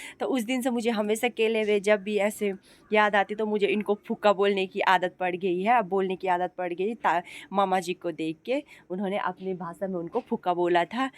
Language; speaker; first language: Hindi; non-native, local second language; Garhwali